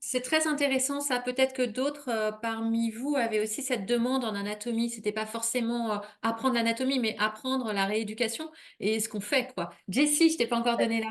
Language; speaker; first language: French; native; French